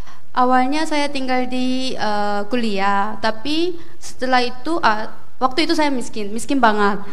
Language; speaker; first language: Indonesian; non-native, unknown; Korean